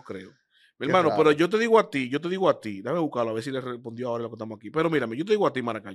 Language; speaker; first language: Spanish; native; Spanish